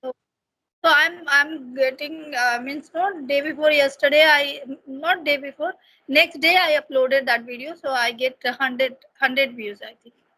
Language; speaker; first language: English; non-native, learner; Hindi